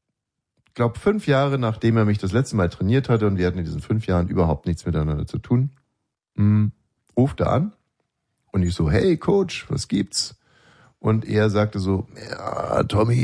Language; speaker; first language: German; native; German